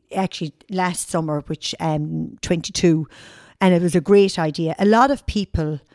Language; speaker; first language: English; native; English